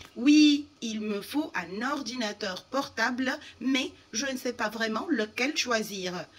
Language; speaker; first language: French; non-native, fluent; Arabic